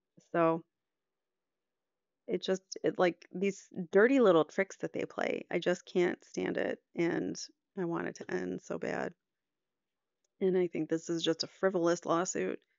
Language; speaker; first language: English; native; English